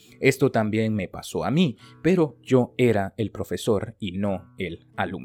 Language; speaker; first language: Spanish; non-native, fluent; Chinese